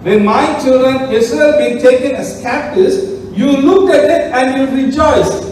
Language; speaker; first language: English; non-native, local second language; Tamil